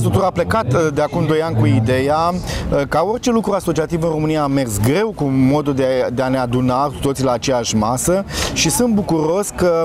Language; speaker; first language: Romanian; native; Romanian